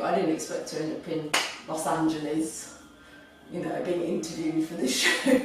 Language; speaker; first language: English; native; English